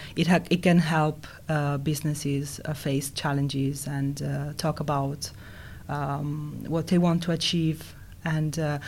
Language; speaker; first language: English; non-native, fluent; Italian